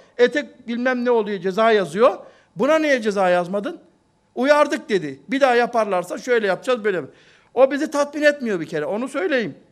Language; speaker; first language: Turkish; native; Turkish